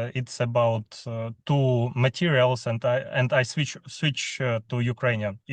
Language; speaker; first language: English; non-native, learner; Ukrainian